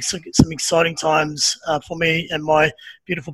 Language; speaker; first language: English; native; English